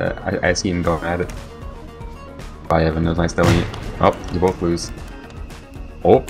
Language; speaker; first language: English; native; English